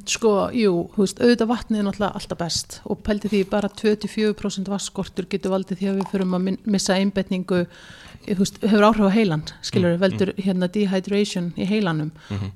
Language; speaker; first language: Icelandic; early bilingual, heritage; Icelandic